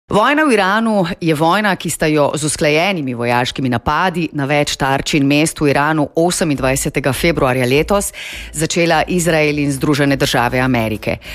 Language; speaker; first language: Slovenian; native; Slovenian